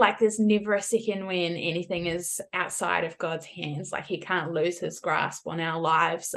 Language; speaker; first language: English; native; English